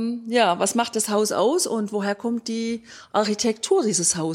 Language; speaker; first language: German; native; German